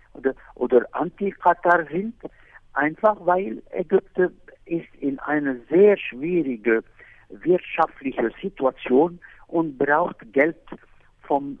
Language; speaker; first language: German; non-native, fluent; Arabic